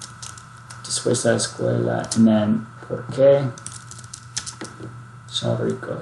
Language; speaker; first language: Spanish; non-native, fluent; English